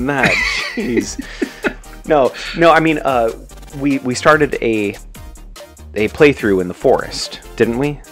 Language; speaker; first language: English; native; English